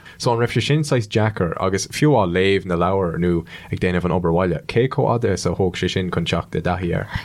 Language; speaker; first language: Irish; non-native, local second language; English